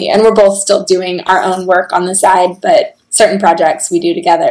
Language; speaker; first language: English; native; English